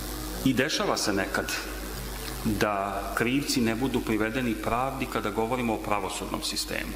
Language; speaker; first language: Serbian; native; Serbian